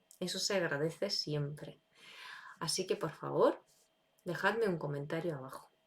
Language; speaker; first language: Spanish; non-native, fluent; Ukrainian